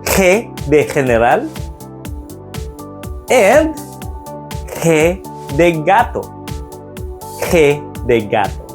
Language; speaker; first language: Spanish; non-native, fluent; Filipino